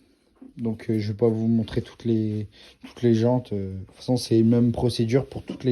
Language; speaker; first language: French; native; French